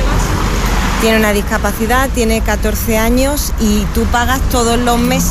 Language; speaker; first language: Spanish; native; Spanish